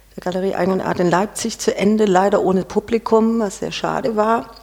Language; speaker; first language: German; native; German